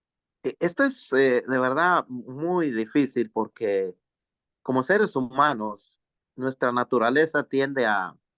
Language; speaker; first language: Spanish; native; Spanish